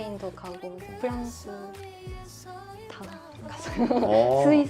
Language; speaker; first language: Korean; non-native, learner; Japanese